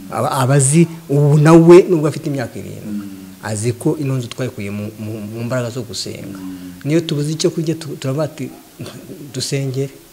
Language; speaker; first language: Kinyarwanda; native; Kinyarwanda